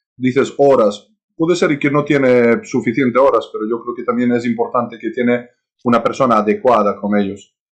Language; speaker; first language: Spanish; non-native, fluent; Serbian